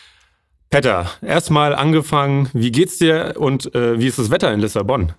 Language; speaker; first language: German; native; German